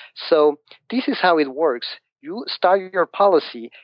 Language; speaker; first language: English; non-native, fluent; Spanish